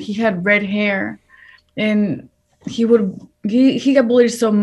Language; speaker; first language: English; early bilingual, other home language; Spanish